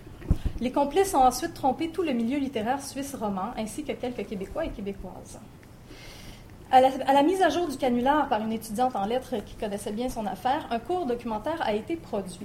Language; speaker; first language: French; native; French